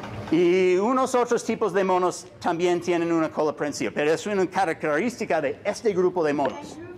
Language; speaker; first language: Spanish; non-native, fluent; English